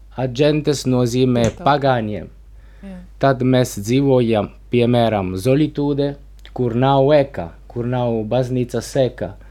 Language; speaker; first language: Latvian; non-native, learner; Italian